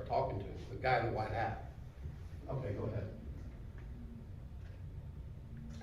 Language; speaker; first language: English; native; English